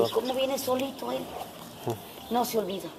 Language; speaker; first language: Spanish; native; Spanish